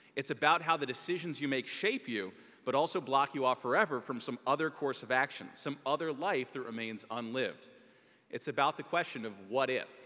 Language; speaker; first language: English; native; English